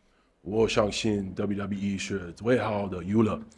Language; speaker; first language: Chinese; non-native, learner; English